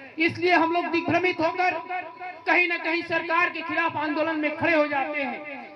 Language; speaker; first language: Hindi; native; Hindi